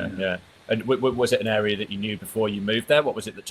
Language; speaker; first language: English; native; English